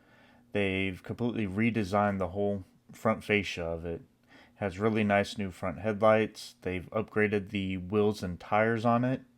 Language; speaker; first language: English; native; English